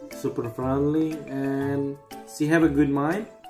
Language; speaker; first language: English; non-native, fluent; Indonesian